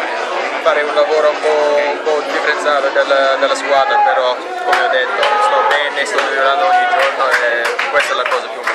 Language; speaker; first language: Italian; non-native, fluent; English